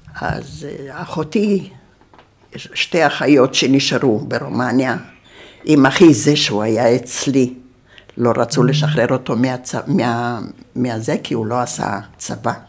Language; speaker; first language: Hebrew; early bilingual, other home language; Yiddish